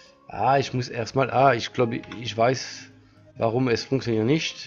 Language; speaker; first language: German; non-native, learner; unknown